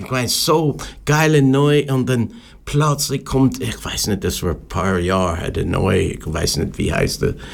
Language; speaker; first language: German; non-native, learner; English